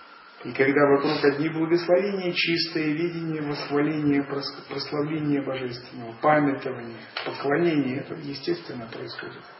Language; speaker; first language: Russian; native; Russian